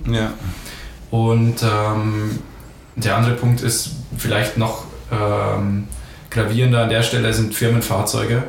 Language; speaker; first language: German; native; German